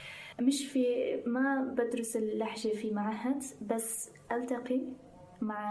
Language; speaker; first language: Arabic; non-native, fluent; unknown